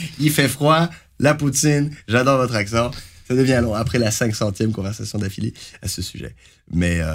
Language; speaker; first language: French; native; French